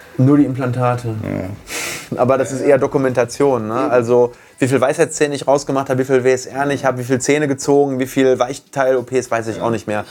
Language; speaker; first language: German; native; German